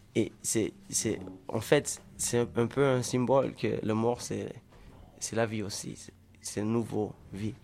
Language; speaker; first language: French; non-native, fluent; German